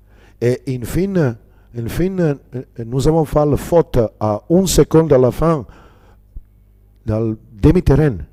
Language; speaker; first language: French; non-native, learner; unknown